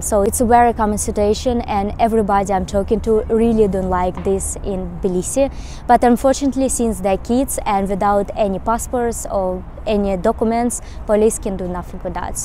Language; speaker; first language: English; non-native, fluent; Russian